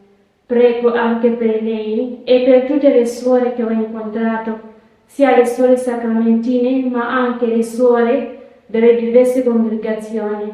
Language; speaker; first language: Italian; non-native, fluent; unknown